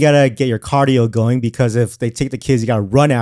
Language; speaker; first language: English; native; English